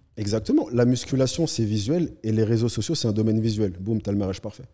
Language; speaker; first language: French; native; French